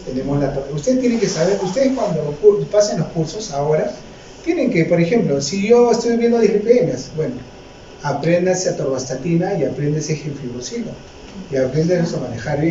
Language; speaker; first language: Spanish; native; Spanish